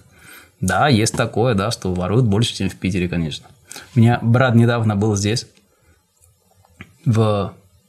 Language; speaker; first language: Russian; non-native, fluent; Spanish